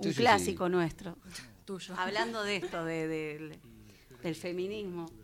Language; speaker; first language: Spanish; native; Spanish